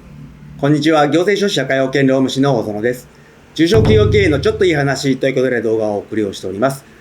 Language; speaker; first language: Japanese; native; Japanese